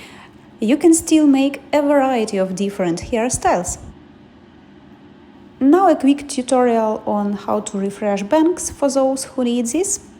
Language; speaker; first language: English; non-native, fluent; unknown